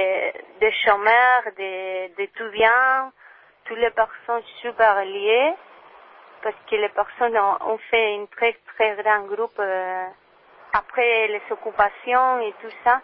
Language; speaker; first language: French; non-native, learner; Spanish